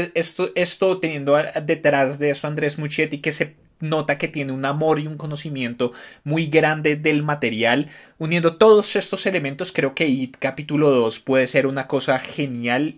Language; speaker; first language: Spanish; native; Spanish